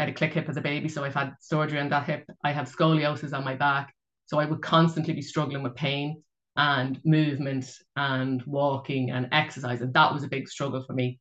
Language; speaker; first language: English; native; English